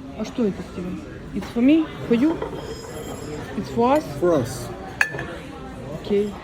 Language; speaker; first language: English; non-native, learner; Ukrainian